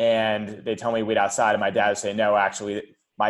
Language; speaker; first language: English; native; English